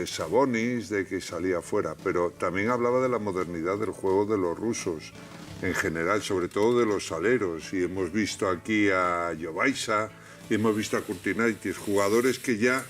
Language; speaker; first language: Spanish; native; Spanish